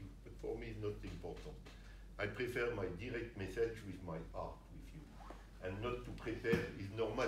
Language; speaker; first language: English; non-native, learner; French